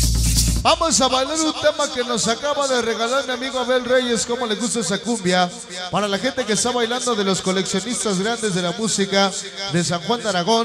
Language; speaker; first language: Spanish; native; Spanish